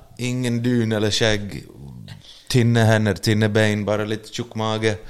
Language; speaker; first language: Norwegian; early bilingual, other home language; Bosnian